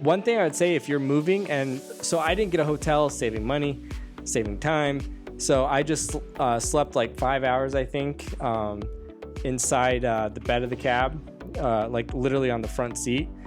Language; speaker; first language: English; native; English